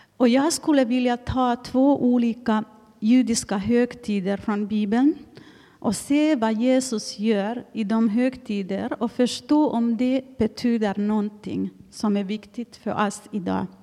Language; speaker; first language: Swedish; non-native, fluent; Finnish